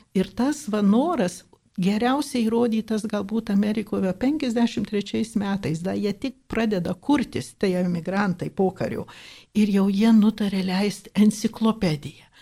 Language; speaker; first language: Lithuanian; early bilingual, heritage; Lithuanian